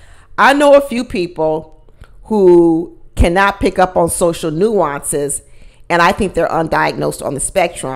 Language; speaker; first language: English; native; English